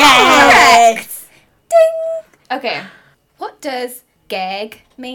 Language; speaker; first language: English; native; English